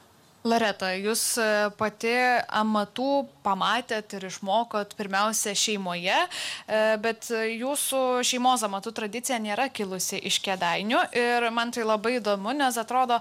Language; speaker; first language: Lithuanian; native; Lithuanian